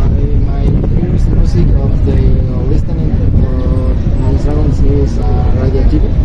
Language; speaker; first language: English; non-native, learner; Spanish